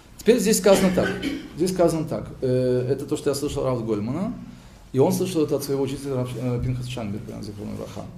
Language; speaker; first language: Russian; early bilingual, heritage; Hebrew